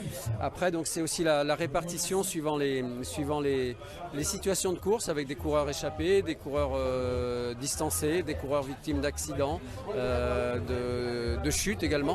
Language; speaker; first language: French; native; French